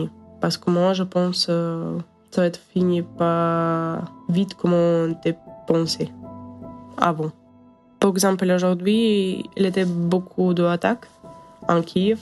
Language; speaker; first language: French; non-native, learner; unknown